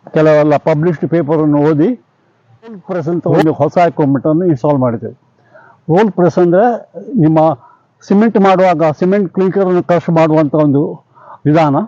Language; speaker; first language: Kannada; native; Kannada